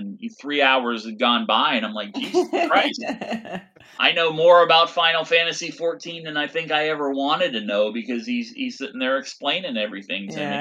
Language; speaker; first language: English; native; English